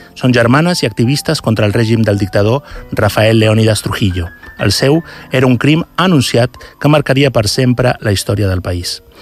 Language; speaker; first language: Catalan; native; Catalan